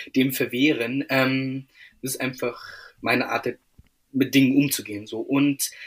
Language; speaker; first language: German; native; German